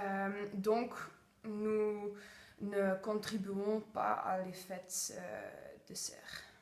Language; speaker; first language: French; non-native, learner; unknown